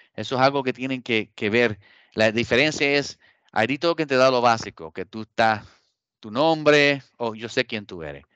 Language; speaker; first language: Spanish; early bilingual, heritage; Spanish